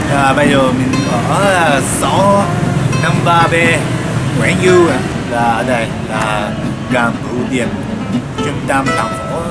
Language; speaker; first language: Vietnamese; non-native, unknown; Japanese